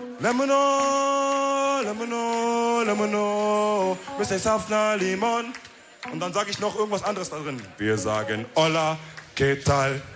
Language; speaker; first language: German; early bilingual, other home language; Wolof